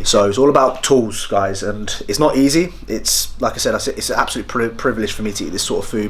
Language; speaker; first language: English; native; English